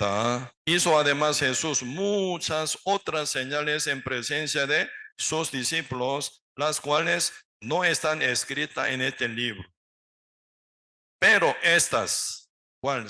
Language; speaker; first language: Spanish; non-native, learner; Korean